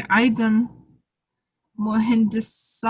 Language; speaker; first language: Arabic; non-native, learner; English